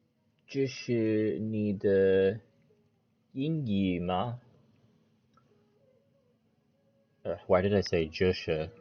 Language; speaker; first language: Chinese; non-native, learner; English